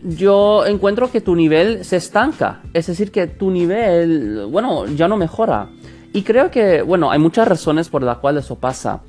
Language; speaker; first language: Spanish; non-native, fluent; English